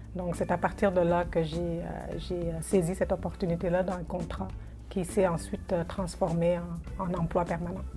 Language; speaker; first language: French; non-native, local second language; Wolof